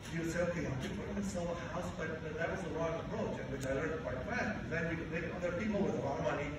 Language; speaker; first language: English; non-native, fluent; Spanish